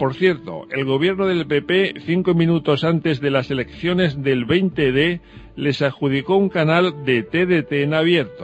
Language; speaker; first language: Spanish; native; Spanish